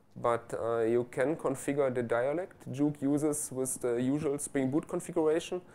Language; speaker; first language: English; non-native, fluent; German